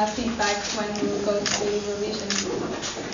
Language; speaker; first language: English; non-native, fluent; Estonian